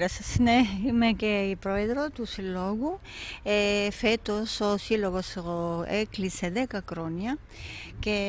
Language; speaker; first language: Greek; non-native, fluent; Italian